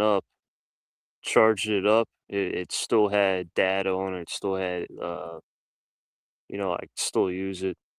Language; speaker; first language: English; native; English